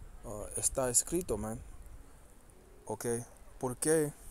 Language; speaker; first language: Spanish; early bilingual, heritage; Spanish